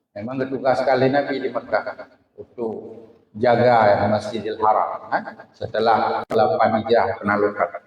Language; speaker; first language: Malay; non-native, local second language; Achinese